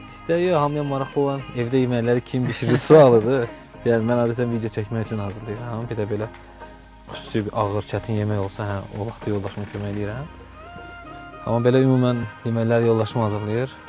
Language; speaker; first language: Azerbaijani; non-native, local second language; Avaric